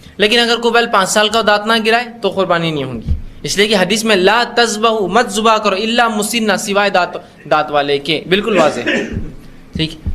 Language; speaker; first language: Urdu; native; Urdu